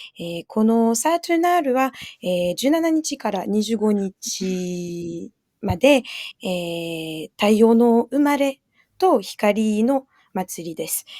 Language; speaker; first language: Japanese; non-native, fluent; French